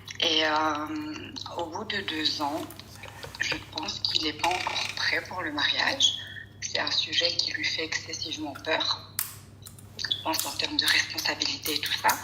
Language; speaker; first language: French; early bilingual, other home language; Arabic